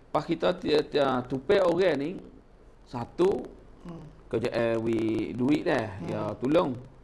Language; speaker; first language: Malay; native; Malay